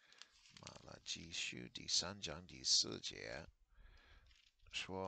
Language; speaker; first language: Chinese; non-native, fluent; English